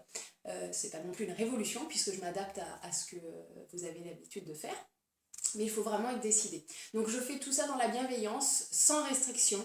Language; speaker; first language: French; native; French